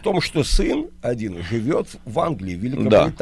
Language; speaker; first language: Russian; native; Russian